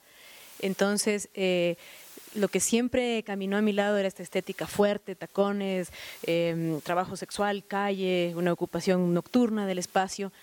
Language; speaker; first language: Spanish; native; Spanish